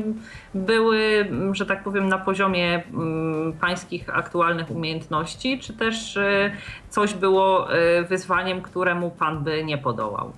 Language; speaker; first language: Polish; native; Polish